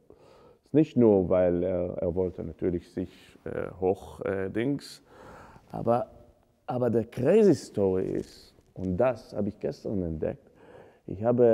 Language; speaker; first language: German; non-native, fluent; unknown